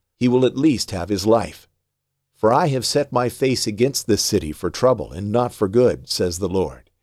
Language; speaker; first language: English; native; English